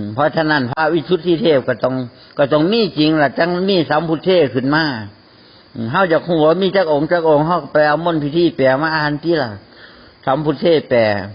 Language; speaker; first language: Thai; native; Thai